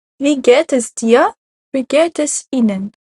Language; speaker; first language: German; non-native, fluent; Ukrainian